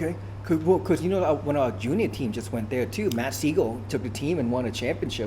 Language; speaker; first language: English; early bilingual, other home language; Thai